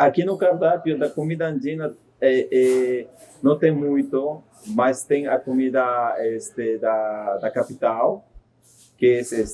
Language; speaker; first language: Portuguese; non-native, fluent; Spanish